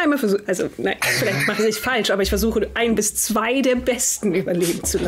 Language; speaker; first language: German; native; German